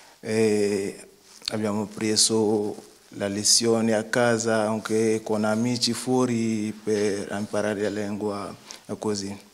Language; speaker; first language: Italian; non-native, learner; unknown